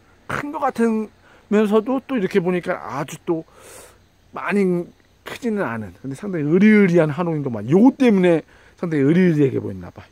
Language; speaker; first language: Korean; native; Korean